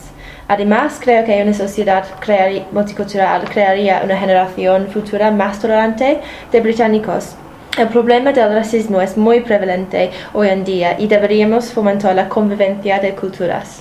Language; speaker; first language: Spanish; non-native, fluent; English